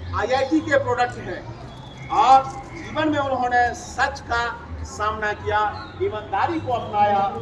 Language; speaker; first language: Hindi; native; Hindi